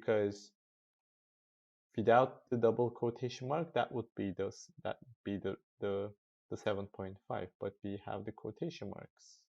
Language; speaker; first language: English; non-native, fluent; Turkish